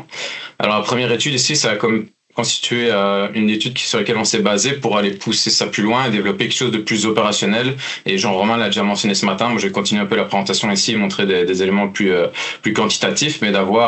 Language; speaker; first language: French; native; French